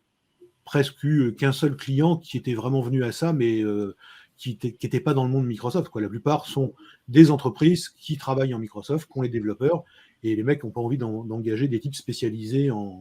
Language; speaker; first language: French; native; French